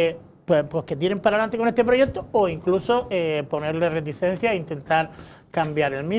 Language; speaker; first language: Spanish; native; Spanish